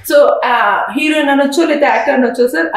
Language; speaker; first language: Telugu; native; Telugu